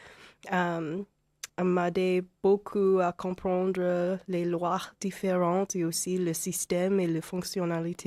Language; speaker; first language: French; non-native, learner; English